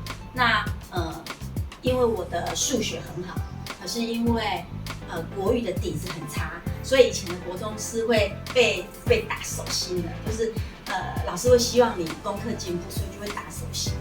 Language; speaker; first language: Chinese; non-native, local second language; Min Nan Chinese